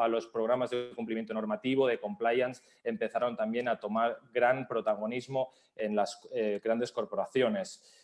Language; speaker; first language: Spanish; native; Spanish